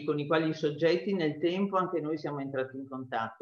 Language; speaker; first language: Italian; native; Italian